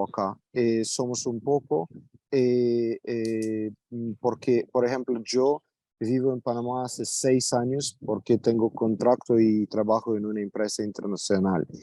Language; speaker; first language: Spanish; non-native, fluent; Ukrainian